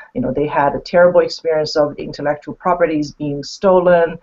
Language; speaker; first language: English; non-native, fluent; Chinese